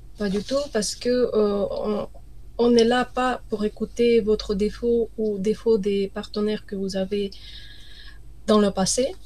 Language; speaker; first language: French; non-native, learner; Ukrainian